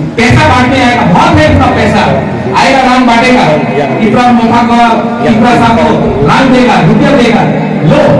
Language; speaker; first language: Hindi; non-native, local second language; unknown